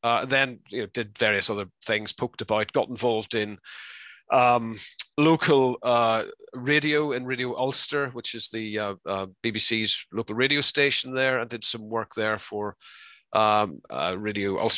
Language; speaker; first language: English; native; English